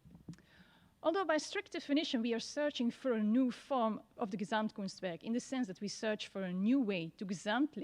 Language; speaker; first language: English; non-native, fluent; Dutch